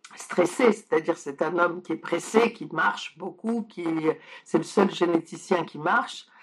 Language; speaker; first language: French; early bilingual, other home language; Polish